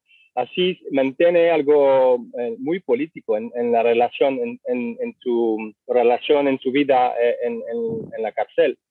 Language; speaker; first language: Spanish; non-native, fluent; French